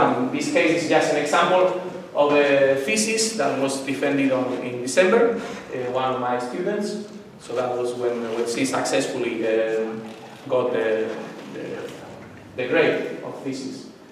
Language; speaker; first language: English; non-native, fluent; Spanish